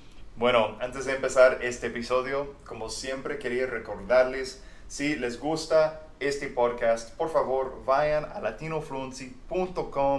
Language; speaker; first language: Spanish; non-native, fluent; English